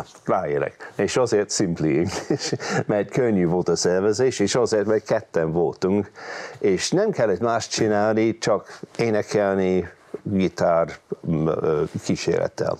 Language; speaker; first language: Hungarian; non-native, fluent; English